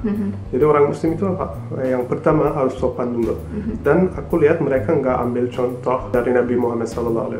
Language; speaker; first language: Indonesian; non-native, fluent; Turkish